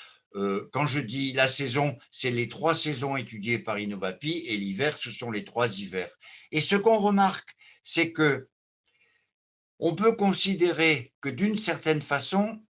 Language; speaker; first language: French; native; French